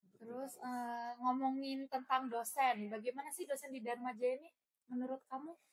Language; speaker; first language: Indonesian; native; Indonesian